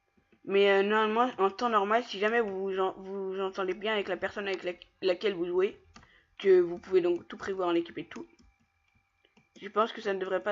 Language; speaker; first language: French; native; French